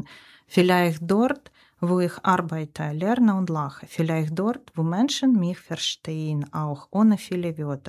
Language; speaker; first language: German; non-native, learner; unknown